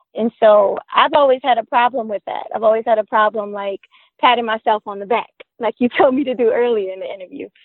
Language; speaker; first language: English; native; English